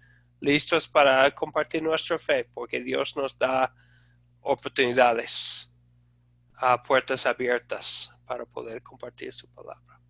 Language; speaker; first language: Spanish; non-native, fluent; English